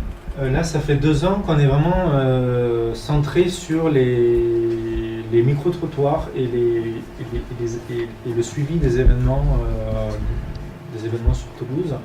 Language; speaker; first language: French; native; French